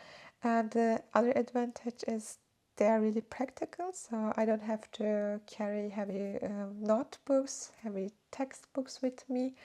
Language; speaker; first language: English; non-native, fluent; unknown